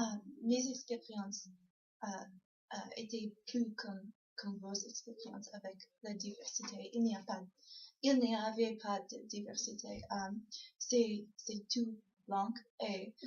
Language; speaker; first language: French; non-native, learner; English